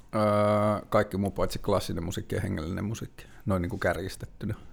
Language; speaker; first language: Finnish; native; Finnish